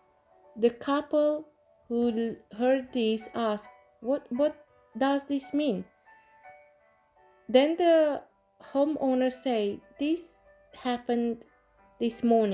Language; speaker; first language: English; non-native, fluent; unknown